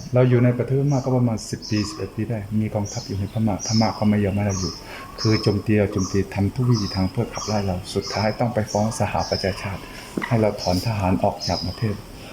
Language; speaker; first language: Thai; non-native, local second language; Chinese